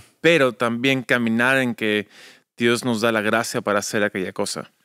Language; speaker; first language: Spanish; early bilingual, other home language; English